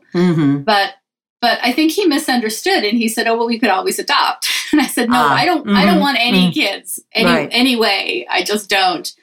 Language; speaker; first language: English; native; English